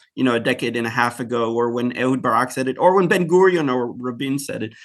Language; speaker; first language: English; early bilingual, other home language; Hebrew